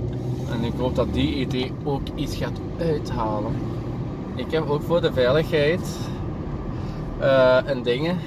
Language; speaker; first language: Dutch; native; Dutch